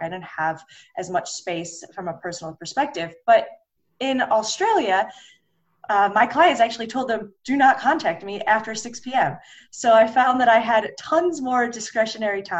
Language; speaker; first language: English; native; English